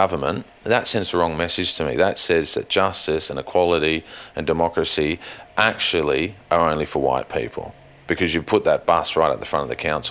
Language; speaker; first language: English; native; English